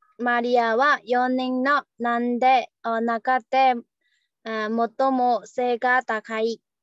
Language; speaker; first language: Japanese; non-native, learner; Burmese